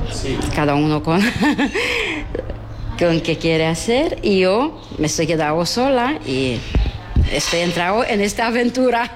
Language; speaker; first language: Spanish; non-native, learner; Romanian